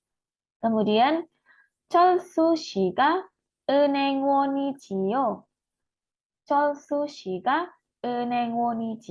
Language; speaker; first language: Korean; non-native, fluent; Indonesian